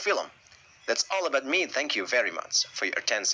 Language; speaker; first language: English; non-native, learner; Indonesian